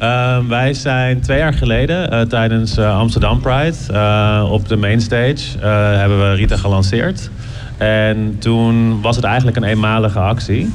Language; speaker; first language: Dutch; native; Dutch